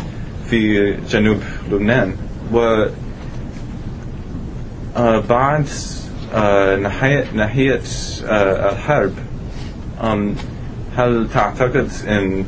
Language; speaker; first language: Arabic; non-native, learner; English